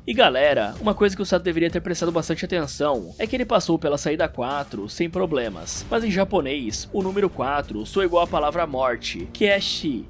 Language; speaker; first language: Portuguese; native; Portuguese